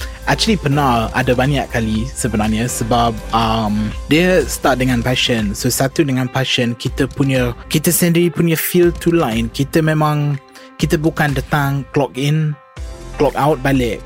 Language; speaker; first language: Malay; non-native, fluent; English